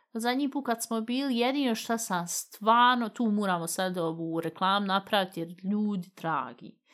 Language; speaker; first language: Bosnian; early bilingual, heritage; Bosnian